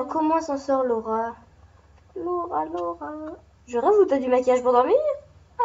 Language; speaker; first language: French; native; French